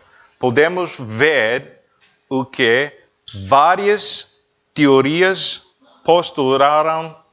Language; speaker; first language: Portuguese; non-native, learner; English